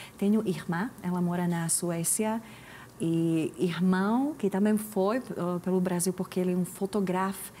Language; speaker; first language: Portuguese; non-native, learner; Slovak